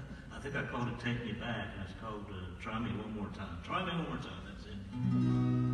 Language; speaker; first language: English; native; English